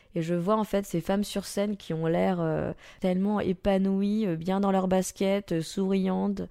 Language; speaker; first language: French; native; French